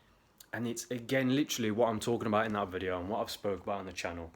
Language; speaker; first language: English; native; English